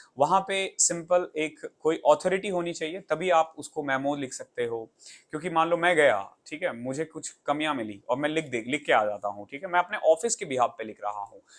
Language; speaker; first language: Hindi; native; Hindi